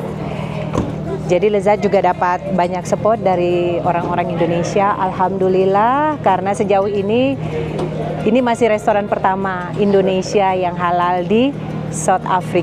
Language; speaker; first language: Indonesian; native; Indonesian